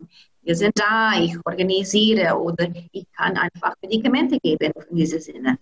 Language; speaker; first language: German; non-native, fluent; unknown